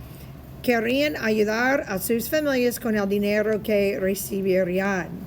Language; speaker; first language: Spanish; non-native, fluent; English